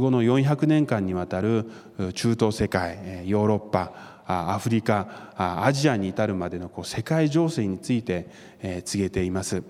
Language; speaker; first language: Japanese; non-native, fluent; Korean